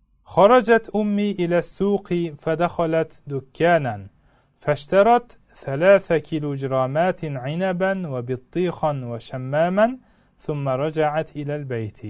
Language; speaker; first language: Arabic; non-native, fluent; Uzbek